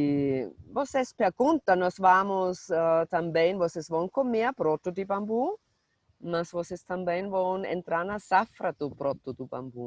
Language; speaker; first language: Portuguese; non-native, fluent; German